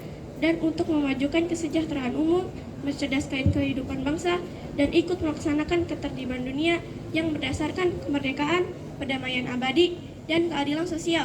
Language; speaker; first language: Indonesian; native; Indonesian